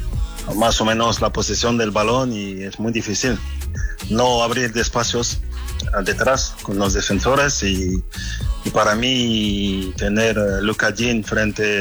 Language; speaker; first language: Spanish; non-native, fluent; French